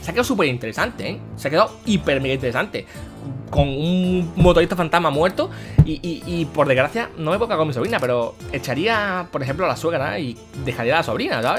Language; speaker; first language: Spanish; native; Spanish